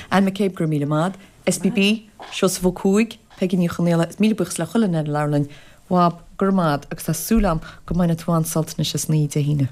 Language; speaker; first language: Irish; native; Irish